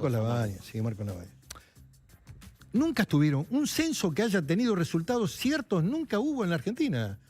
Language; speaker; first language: Spanish; native; Spanish